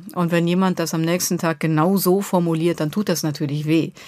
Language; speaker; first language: German; native; German